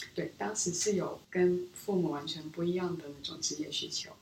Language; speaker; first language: Chinese; early bilingual, other home language; Korean